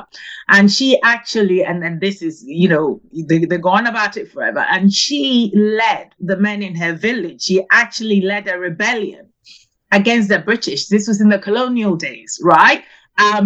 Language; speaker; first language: English; non-native, local second language; Akan